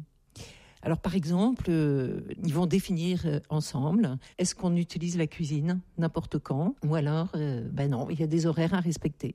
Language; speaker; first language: French; native; French